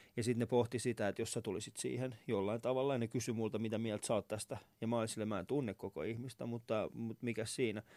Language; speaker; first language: Finnish; non-native, fluent; Persian